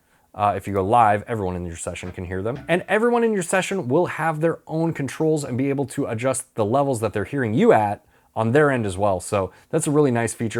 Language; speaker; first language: English; native; English